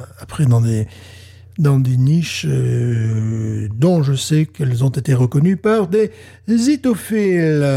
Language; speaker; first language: French; native; French